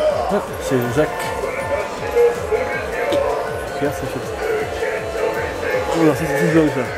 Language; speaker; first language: French; native; French